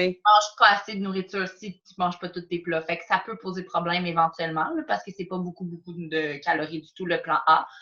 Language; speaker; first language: French; native; French